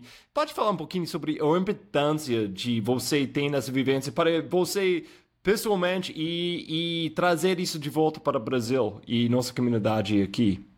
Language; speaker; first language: Portuguese; non-native, fluent; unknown